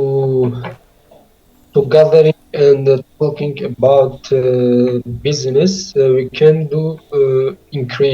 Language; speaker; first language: English; non-native, learner; Tajik